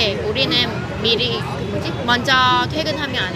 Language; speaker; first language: Korean; non-native, fluent; Vietnamese